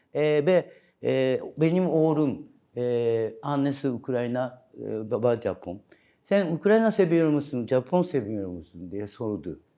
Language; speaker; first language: Turkish; non-native, learner; Japanese